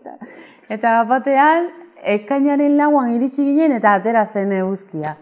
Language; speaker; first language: Basque; non-native, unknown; Spanish